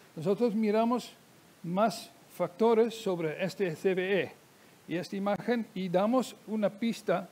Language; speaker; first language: Spanish; non-native, fluent; Dutch